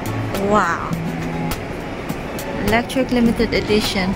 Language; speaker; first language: English; non-native, learner; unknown